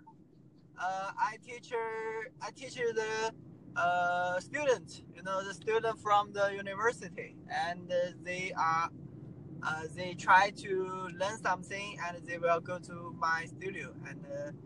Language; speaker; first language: English; non-native, learner; Chinese